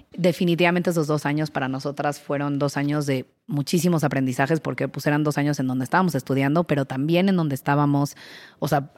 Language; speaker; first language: Spanish; native; Spanish